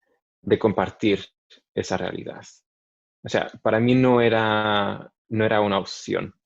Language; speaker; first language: Spanish; non-native, fluent; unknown